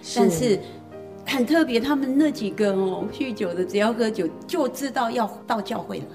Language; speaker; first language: Chinese; native; Chinese